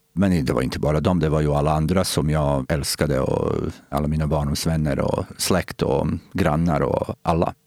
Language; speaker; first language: Swedish; non-native, fluent; Bosnian